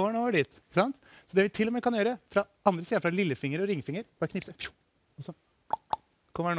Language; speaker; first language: Norwegian; native; Norwegian